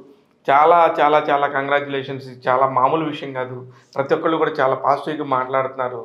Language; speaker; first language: Telugu; native; Telugu